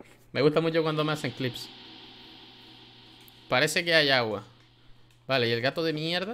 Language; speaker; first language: Spanish; native; Spanish